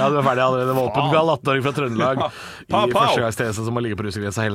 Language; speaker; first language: Norwegian; native; Norwegian